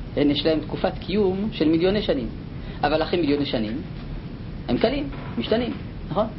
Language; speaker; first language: Hebrew; non-native, fluent; French